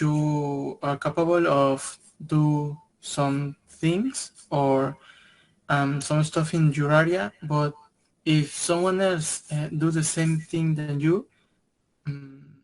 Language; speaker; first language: English; non-native, learner; Spanish